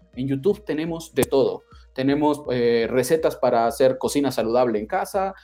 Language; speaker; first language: Spanish; native; Spanish